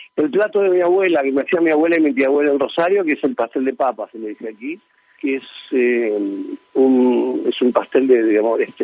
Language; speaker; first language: Spanish; native; Spanish